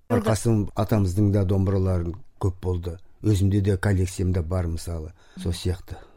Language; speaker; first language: Kazakh; native; Kazakh